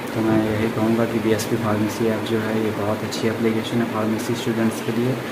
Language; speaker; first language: Hindi; native; Hindi